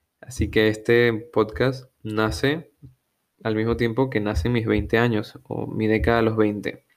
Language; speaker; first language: Spanish; native; Spanish